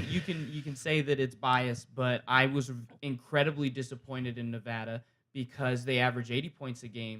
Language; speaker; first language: English; native; English